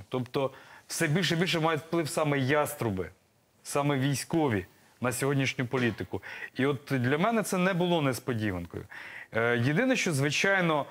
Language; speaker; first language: Ukrainian; native; Ukrainian